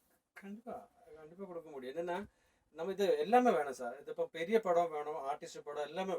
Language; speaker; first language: Tamil; non-native, learner; Malayalam